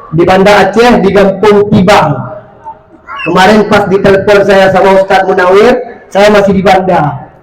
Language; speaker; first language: Malay; non-native, local second language; Achinese